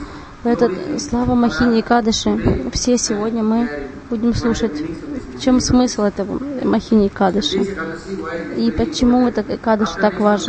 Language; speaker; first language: Russian; non-native, fluent; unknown